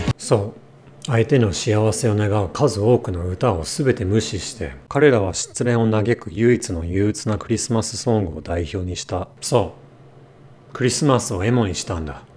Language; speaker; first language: Japanese; non-native, fluent; English